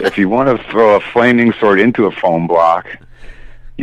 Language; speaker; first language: English; native; English